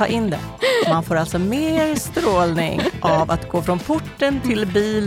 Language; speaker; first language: Swedish; native; Swedish